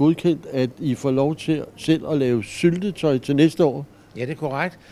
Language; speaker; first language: Danish; native; Danish